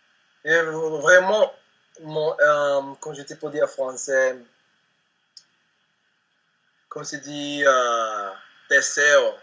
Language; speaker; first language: French; non-native, learner; Spanish